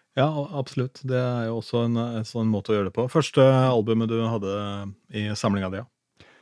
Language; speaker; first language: Norwegian; native; Norwegian